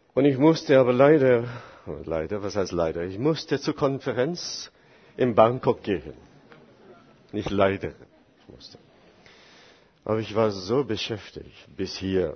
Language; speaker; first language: German; non-native, fluent; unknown